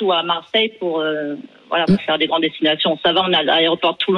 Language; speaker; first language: French; native; French